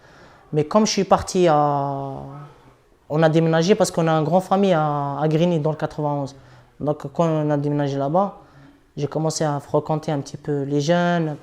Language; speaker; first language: French; non-native, local second language; Arabic